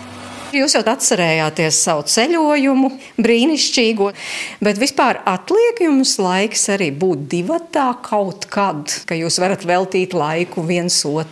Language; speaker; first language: Latvian; native; Latvian